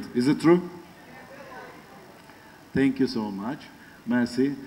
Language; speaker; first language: English; non-native, learner; Turkish